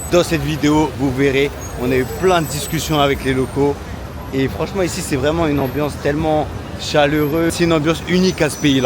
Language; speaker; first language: French; native; French